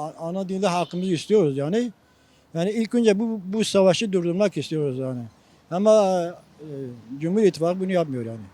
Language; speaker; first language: Turkish; non-native, local second language; Kurdish